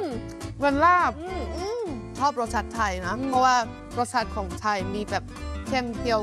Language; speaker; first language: Thai; non-native, fluent; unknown